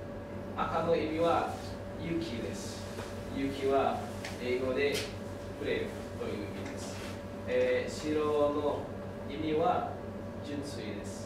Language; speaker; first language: Japanese; non-native, learner; Indonesian